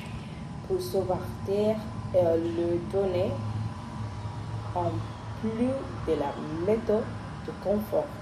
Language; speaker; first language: French; non-native, learner; Spanish